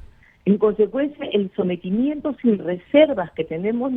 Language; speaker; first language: Spanish; native; Spanish